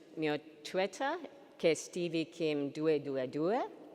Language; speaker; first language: Italian; non-native, fluent; Korean